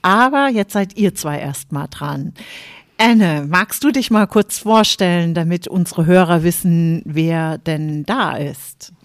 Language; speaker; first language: German; native; German